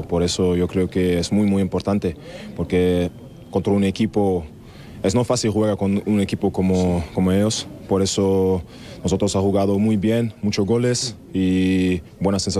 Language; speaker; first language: Spanish; non-native, learner; German